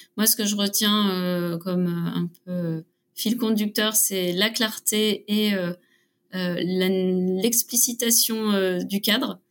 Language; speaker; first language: French; native; French